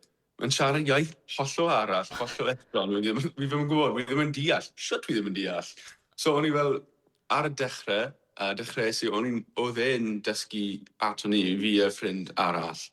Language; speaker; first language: Welsh; non-native, learner; English